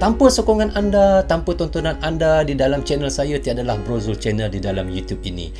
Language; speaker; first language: Malay; native; Malay